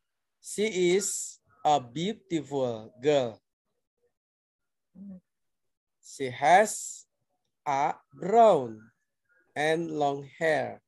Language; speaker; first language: English; non-native, learner; Indonesian